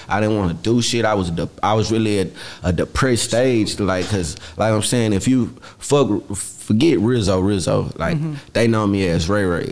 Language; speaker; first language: English; native; English